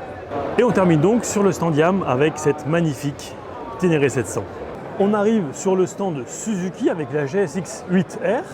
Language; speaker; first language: French; native; French